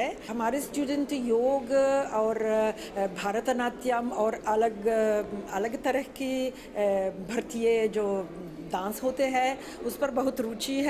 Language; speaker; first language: Hindi; non-native, fluent; Italian